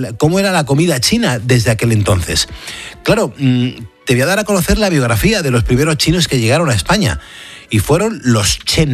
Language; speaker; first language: Spanish; native; Spanish